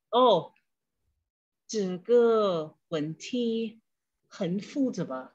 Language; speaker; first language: Chinese; non-native, learner; English